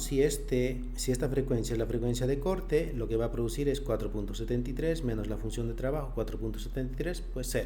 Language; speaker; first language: Spanish; native; Spanish